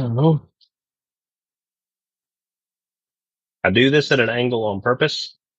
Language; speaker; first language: English; native; English